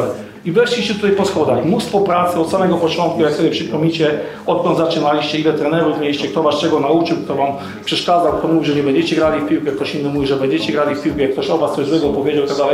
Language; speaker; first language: Polish; native; Polish